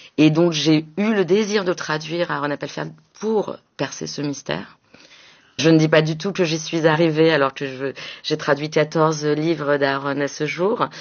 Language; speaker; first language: French; native; French